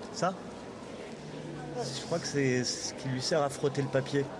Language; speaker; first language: French; native; French